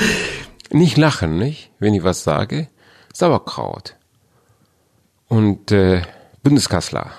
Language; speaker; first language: German; non-native, fluent; Persian